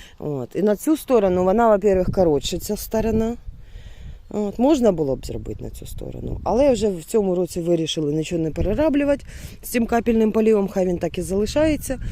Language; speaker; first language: Ukrainian; non-native, local second language; Russian